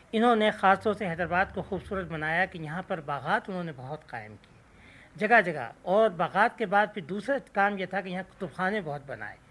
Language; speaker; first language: Urdu; non-native, local second language; Sindhi